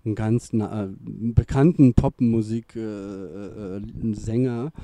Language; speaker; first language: German; non-native, fluent; Serbian